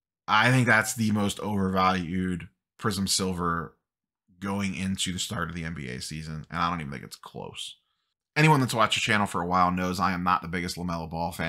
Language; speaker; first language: English; native; English